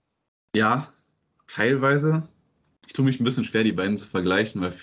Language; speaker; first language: German; native; German